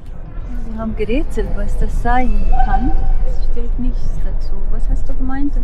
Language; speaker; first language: German; non-native, fluent; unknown